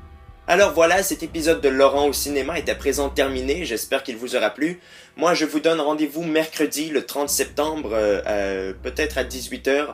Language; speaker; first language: French; native; French